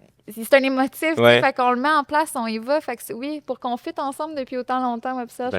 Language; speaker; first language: French; native; French